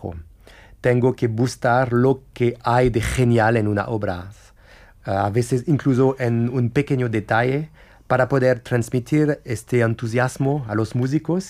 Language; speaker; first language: Spanish; non-native, fluent; French